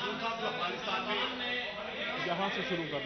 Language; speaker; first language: Urdu; non-native, local second language; Saraiki